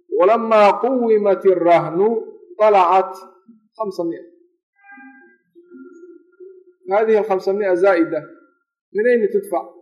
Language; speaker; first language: Arabic; non-native, local second language; Somali